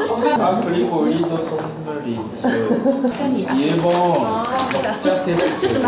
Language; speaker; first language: Korean; non-native, fluent; Japanese